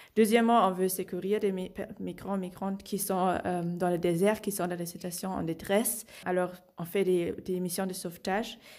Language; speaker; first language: French; non-native, fluent; German